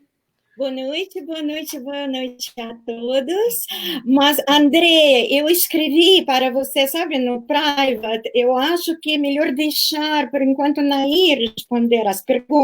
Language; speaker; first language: Portuguese; non-native, fluent; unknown